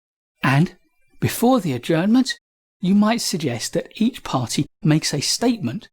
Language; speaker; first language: English; native; English